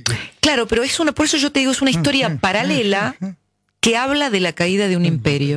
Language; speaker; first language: Spanish; native; Spanish